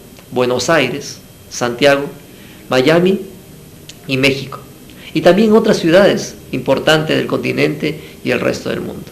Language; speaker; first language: Spanish; native; Spanish